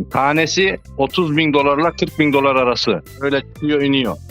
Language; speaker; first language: Turkish; early bilingual, heritage; Turkish